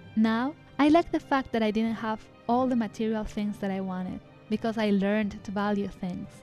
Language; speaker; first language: English; non-native, fluent; Spanish